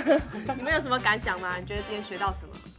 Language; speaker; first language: Chinese; native; Chinese